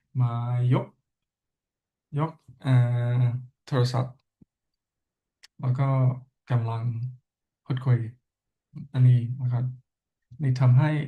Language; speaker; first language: Thai; non-native, learner; English